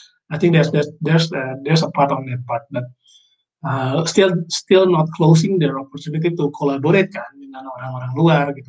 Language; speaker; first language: English; non-native, fluent; Indonesian